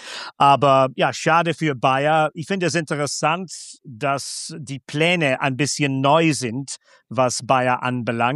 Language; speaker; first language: German; non-native, fluent; English